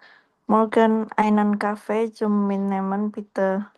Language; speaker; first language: German; non-native, learner; Indonesian